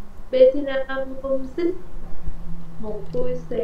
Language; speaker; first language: Korean; non-native, learner; Vietnamese